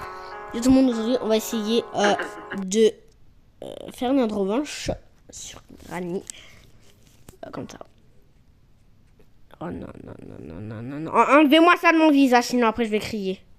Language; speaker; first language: French; native; French